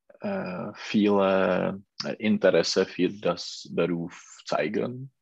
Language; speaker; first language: German; non-native, learner; Czech